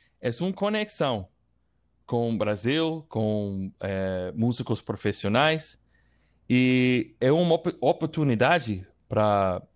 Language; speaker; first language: Portuguese; non-native, learner; English